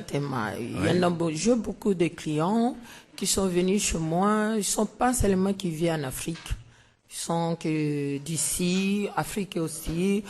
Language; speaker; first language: French; non-native, learner; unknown